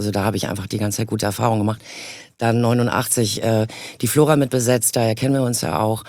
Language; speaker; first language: German; native; German